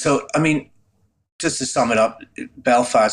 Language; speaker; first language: English; native; English